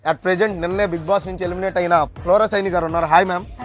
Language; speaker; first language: Telugu; native; Telugu